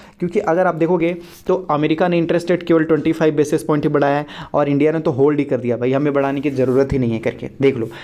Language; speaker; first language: Hindi; native; Hindi